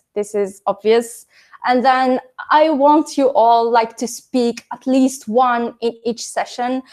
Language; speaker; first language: English; non-native, fluent; Arabic